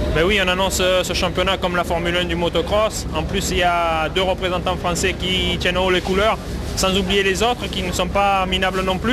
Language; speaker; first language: French; native; French